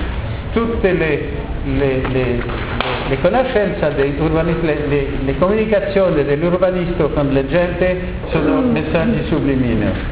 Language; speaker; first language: Italian; non-native, learner; French